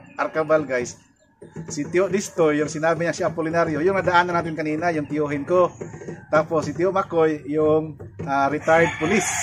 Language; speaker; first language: Filipino; non-native, local second language; Cebuano